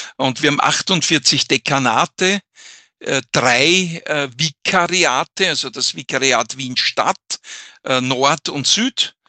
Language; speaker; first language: German; native; German